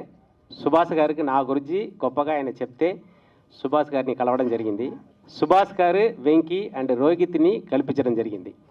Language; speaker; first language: Telugu; native; Telugu